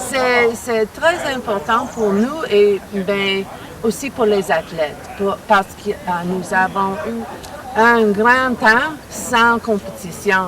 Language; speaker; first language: French; non-native, learner; English